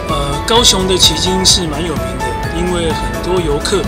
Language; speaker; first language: Chinese; native; Chinese